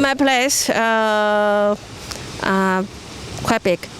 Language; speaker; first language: English; non-native, learner; Chinese